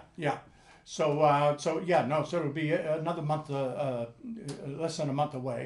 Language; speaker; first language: English; native; English